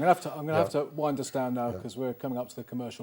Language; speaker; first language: English; native; English